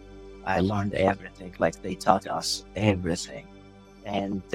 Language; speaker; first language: English; non-native, learner; Arabic